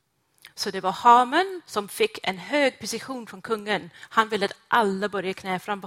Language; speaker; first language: Swedish; non-native, fluent; English